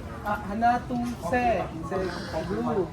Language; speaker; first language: Korean; non-native, learner; Filipino